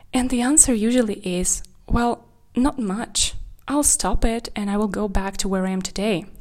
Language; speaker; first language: English; non-native, fluent; Kazakh